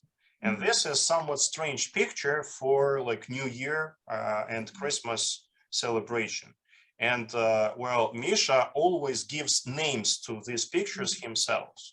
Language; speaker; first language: English; non-native, fluent; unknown